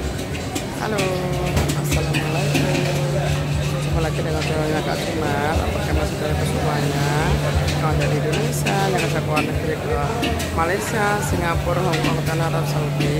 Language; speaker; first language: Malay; non-native, local second language; Indonesian